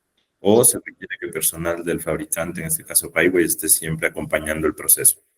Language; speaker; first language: Spanish; native; Spanish